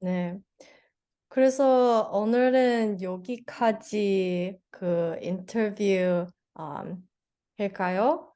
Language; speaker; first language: Korean; non-native, learner; English